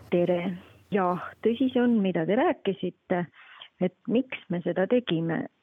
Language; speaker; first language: Estonian; native; Estonian